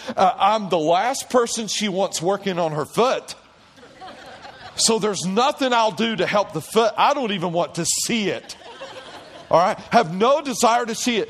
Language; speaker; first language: English; native; English